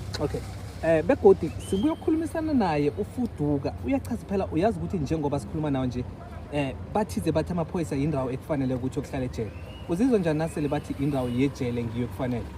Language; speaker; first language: Zulu; non-native, local second language; South Ndebele